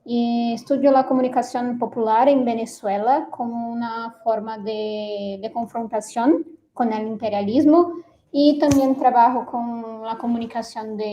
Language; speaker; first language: Spanish; non-native, fluent; Portuguese